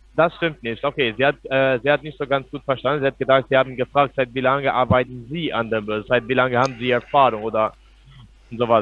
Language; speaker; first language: German; non-native, fluent; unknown